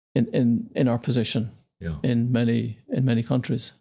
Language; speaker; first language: English; native; English